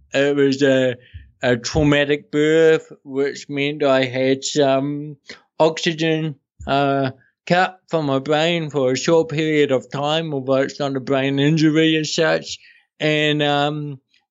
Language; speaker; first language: English; native; English